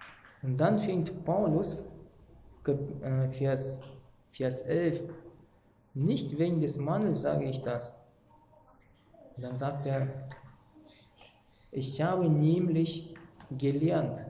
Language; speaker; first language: German; non-native, fluent; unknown